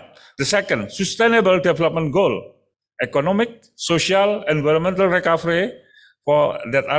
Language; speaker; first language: English; non-native, fluent; Indonesian